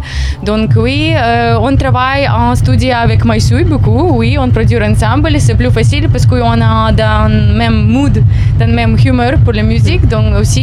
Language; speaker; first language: French; non-native, learner; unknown